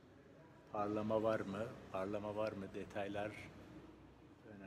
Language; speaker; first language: Turkish; native; Turkish